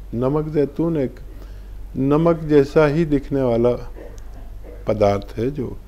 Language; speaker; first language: Hindi; native; Hindi